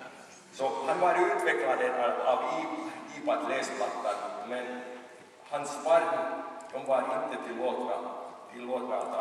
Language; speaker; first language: Swedish; non-native, local second language; Finnish